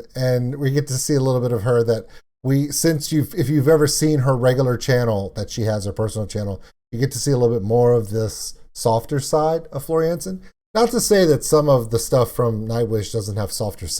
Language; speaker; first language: English; native; English